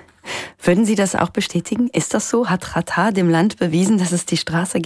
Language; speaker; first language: German; native; German